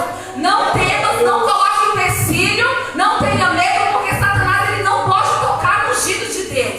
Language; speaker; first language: Portuguese; native; Portuguese